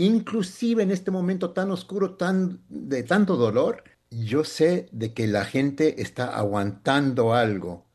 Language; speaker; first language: Spanish; early bilingual, heritage; Spanish